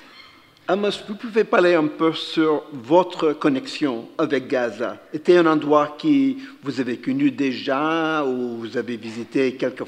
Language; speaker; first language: French; non-native, fluent; English